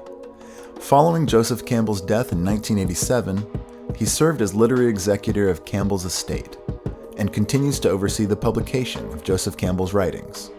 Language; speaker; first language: English; native; English